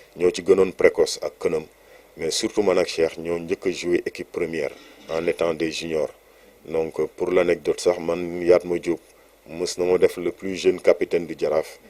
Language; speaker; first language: Wolof; native; Wolof